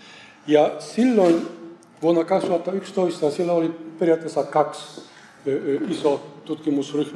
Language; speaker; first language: Finnish; non-native, fluent; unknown